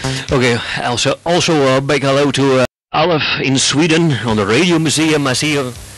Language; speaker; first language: English; non-native, fluent; Dutch